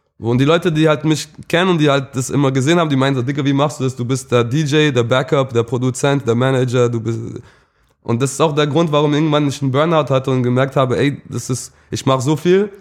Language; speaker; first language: German; early bilingual, other home language; English